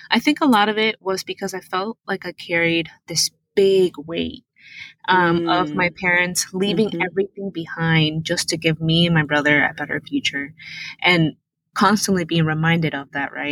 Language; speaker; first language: English; early bilingual, other home language; Spanish